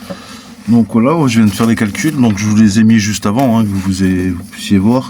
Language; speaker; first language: French; native; French